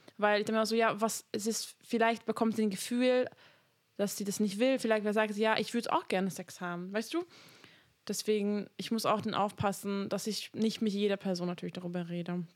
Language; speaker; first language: German; non-native, fluent; Hungarian